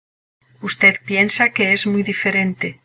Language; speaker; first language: Spanish; non-native, learner; English